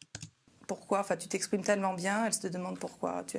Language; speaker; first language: French; native; French